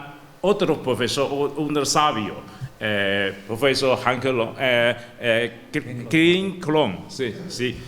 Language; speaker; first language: Spanish; non-native, learner; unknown